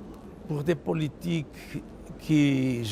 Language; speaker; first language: French; non-native, fluent; Portuguese